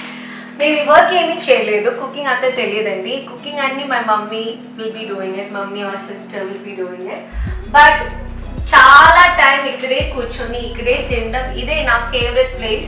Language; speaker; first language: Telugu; non-native, learner; Malayalam